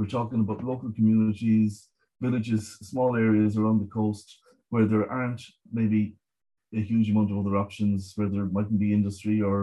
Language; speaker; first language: English; native; English